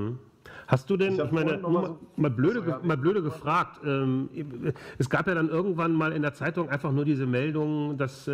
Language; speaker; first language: German; native; German